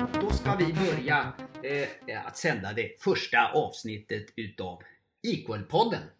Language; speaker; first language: Swedish; native; Swedish